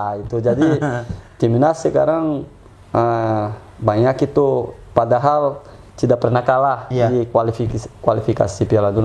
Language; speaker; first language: Indonesian; non-native, fluent; Portuguese